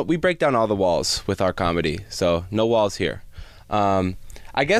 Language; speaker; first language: English; native; English